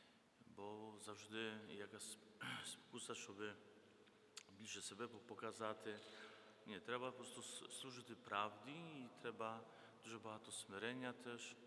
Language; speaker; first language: Ukrainian; non-native, fluent; Polish